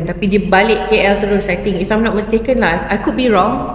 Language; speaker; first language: English; non-native, local second language; Malay